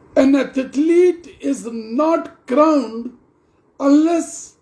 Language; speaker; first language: English; non-native, local second language; Hindi